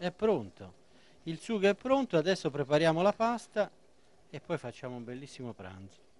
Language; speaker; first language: Italian; native; Italian